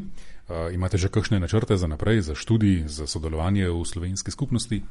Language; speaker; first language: Slovenian; native; Slovenian